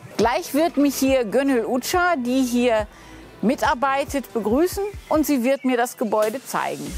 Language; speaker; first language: German; native; German